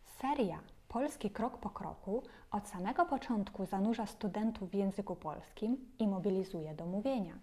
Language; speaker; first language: Polish; non-native, fluent; Ukrainian